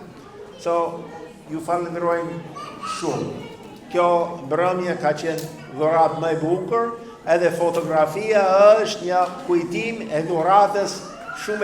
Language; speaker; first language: Albanian; non-native, fluent; English